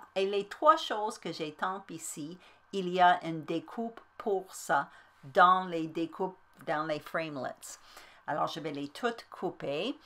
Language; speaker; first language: French; native; French